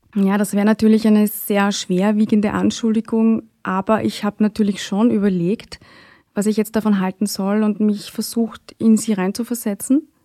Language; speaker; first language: German; native; German